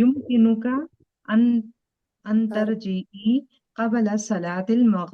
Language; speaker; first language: Arabic; non-native, learner; Urdu